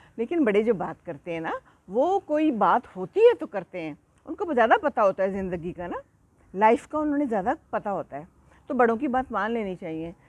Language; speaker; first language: Urdu; native; Urdu